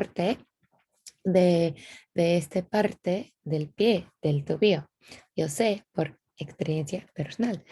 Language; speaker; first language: Spanish; non-native, fluent; English